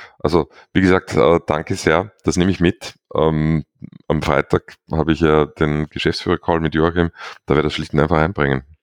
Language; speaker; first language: German; native; German